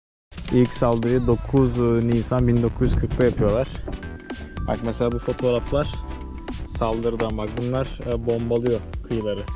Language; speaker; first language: Turkish; native; Turkish